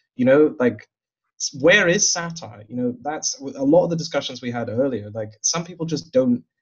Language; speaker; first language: English; native; English